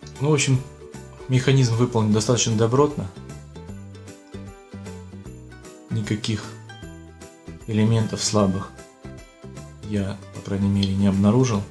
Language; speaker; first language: Russian; native; Russian